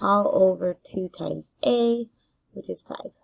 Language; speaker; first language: English; native; English